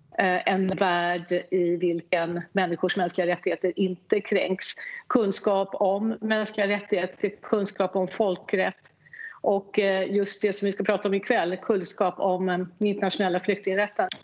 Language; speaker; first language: Swedish; native; Swedish